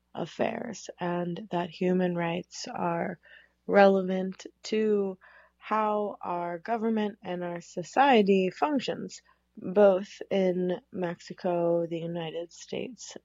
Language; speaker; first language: English; native; English